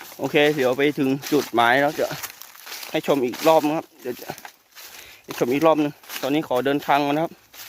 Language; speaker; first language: Thai; native; Thai